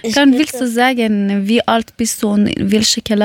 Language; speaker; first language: German; non-native, learner; Persian